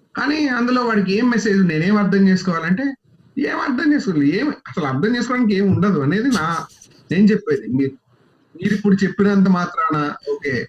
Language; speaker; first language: Telugu; native; Telugu